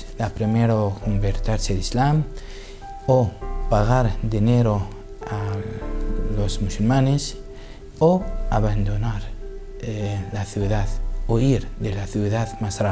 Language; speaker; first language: Spanish; non-native, learner; Assyrian Neo-Aramaic